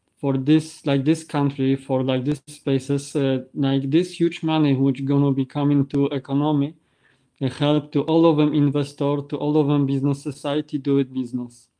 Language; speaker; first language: English; non-native, learner; Polish